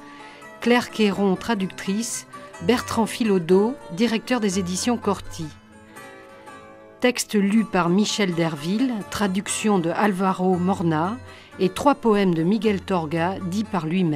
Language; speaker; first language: French; native; French